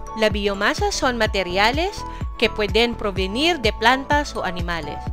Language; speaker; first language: Spanish; non-native, fluent; Filipino